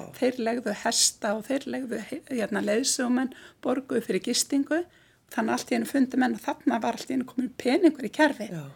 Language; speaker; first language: Icelandic; native; Icelandic